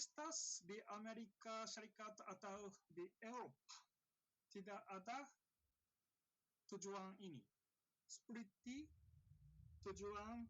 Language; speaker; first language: Indonesian; non-native, learner; Japanese